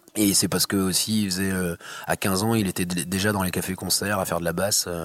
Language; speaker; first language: French; native; French